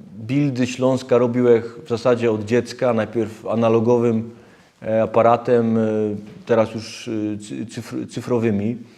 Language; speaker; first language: Polish; native; Polish